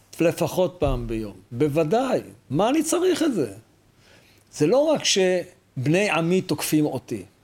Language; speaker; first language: Hebrew; native; Hebrew